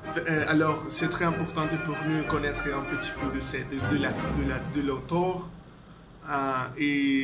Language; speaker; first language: French; non-native, learner; Spanish